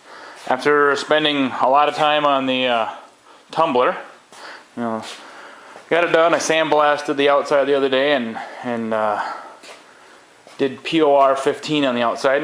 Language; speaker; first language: English; native; English